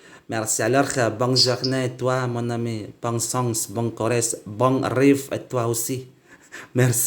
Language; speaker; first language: French; non-native, learner; Indonesian